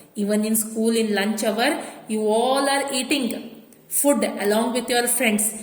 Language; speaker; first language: English; non-native, local second language; Kannada